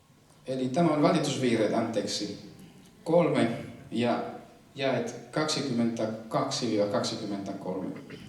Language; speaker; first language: Finnish; non-native, fluent; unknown